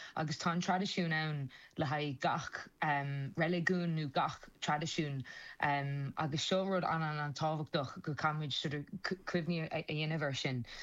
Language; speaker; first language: Irish; non-native, local second language; English